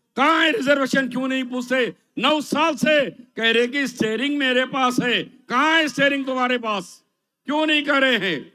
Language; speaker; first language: Hindi; non-native, local second language; Urdu